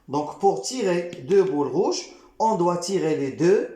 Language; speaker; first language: French; non-native, local second language; Arabic